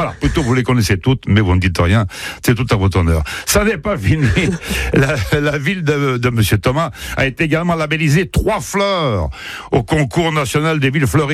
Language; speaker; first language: French; native; French